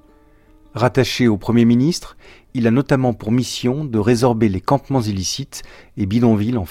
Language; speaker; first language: French; native; French